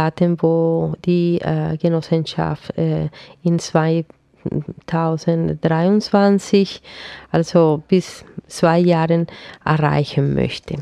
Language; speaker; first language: German; non-native, fluent; Spanish